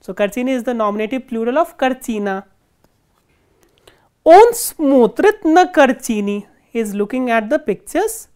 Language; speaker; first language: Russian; non-native, fluent; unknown